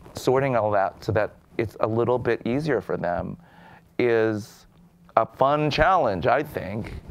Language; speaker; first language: English; native; English